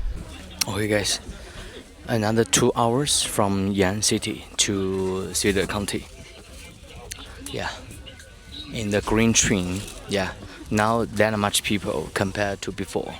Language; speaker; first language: English; non-native, learner; Chinese